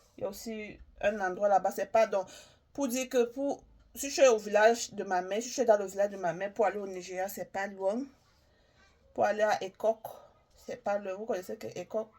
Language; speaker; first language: French; native; French